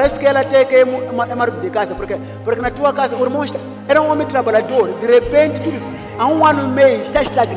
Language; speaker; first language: Portuguese; non-native, local second language; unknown